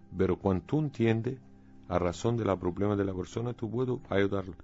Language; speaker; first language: Spanish; non-native, learner; Arabic